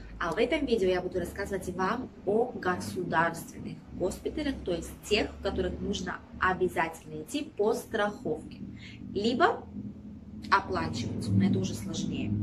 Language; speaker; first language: Russian; native; Russian